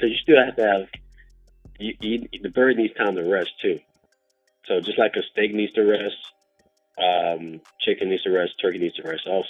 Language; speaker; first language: English; native; English